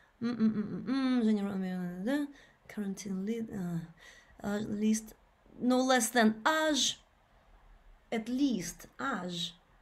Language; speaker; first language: English; non-native, fluent; Russian